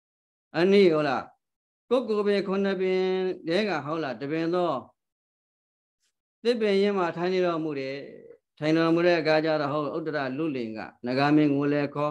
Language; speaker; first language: Burmese; native; Burmese